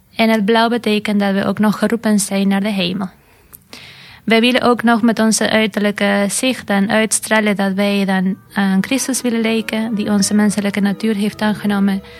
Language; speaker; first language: Dutch; non-native, fluent; Spanish